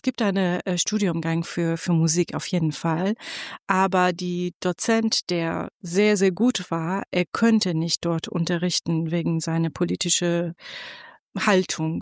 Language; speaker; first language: German; non-native, fluent; Persian